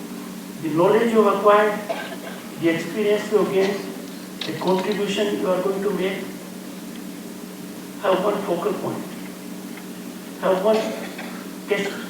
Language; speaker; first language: English; non-native, local second language; Hindi